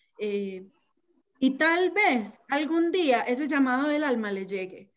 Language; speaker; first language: Spanish; native; Spanish